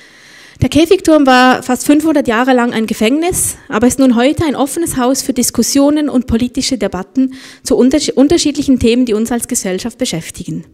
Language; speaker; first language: German; native; German